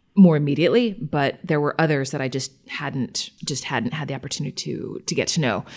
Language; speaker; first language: English; native; English